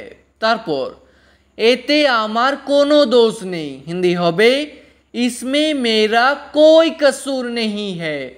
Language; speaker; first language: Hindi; non-native, fluent; Bangla